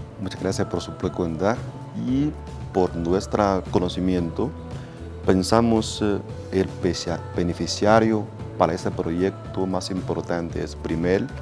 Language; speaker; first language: Spanish; non-native, learner; Chinese